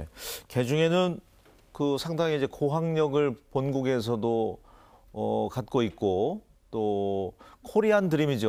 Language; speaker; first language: Korean; native; Korean